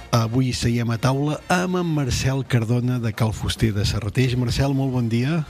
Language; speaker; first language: Catalan; native; Catalan